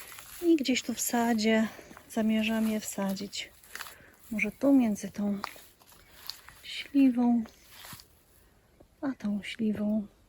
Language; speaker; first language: Polish; native; Polish